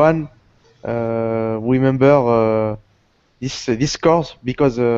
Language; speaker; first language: English; non-native, learner; Portuguese